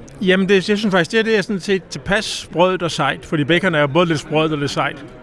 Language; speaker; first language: Danish; native; Danish